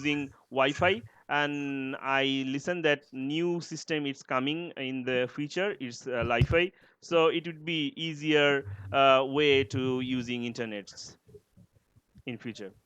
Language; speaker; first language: English; non-native, learner; Bangla